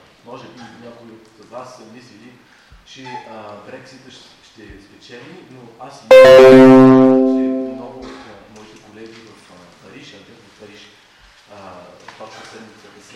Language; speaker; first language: Bulgarian; non-native, fluent; French